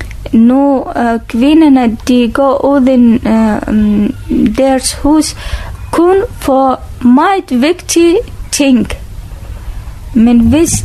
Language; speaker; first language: Danish; non-native, learner; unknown